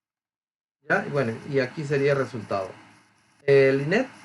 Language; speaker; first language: Spanish; native; Spanish